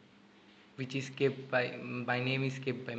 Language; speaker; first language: English; non-native, learner; Bangla